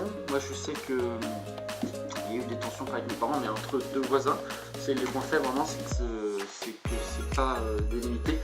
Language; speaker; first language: French; native; French